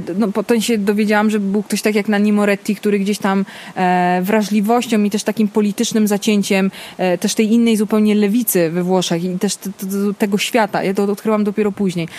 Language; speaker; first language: Polish; early bilingual, other home language; Italian